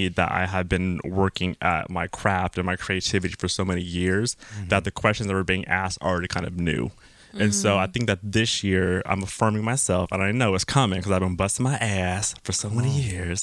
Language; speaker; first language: English; native; English